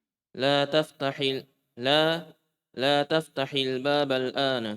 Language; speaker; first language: Arabic; non-native, learner; Indonesian